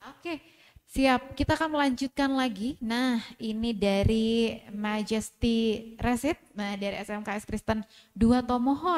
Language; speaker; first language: Indonesian; native; Indonesian